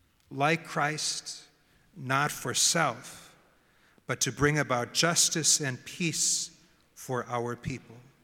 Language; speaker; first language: English; native; English